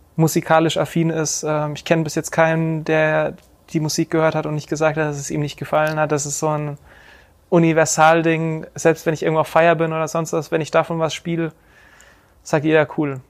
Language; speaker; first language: German; native; German